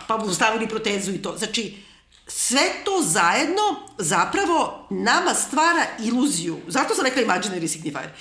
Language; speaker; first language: Serbian; native; Serbian